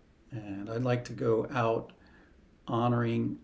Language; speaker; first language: English; native; English